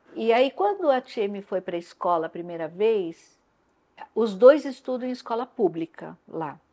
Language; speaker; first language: Portuguese; non-native, local second language; Japanese